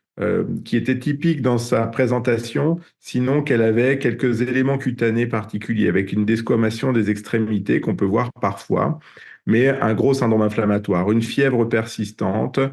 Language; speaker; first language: French; native; French